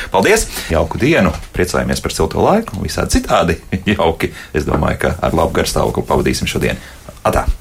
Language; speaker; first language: Latvian; native; Latvian